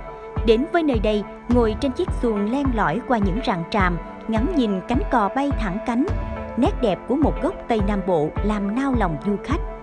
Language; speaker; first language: Vietnamese; native; Vietnamese